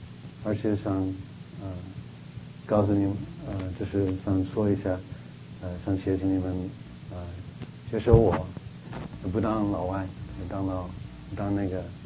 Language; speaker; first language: Chinese; non-native, fluent; English